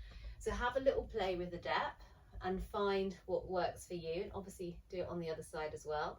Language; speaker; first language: English; native; English